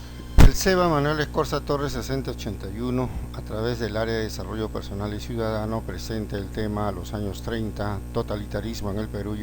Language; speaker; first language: Spanish; native; Spanish